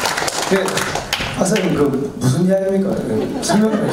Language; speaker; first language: Korean; native; Korean